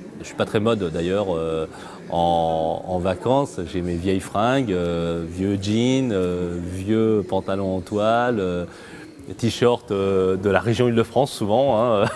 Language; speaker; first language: French; early bilingual, other home language; Korean